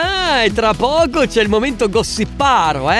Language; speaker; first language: Italian; native; Italian